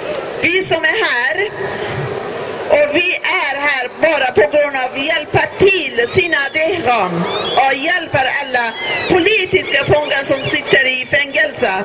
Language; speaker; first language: Swedish; non-native, learner; Persian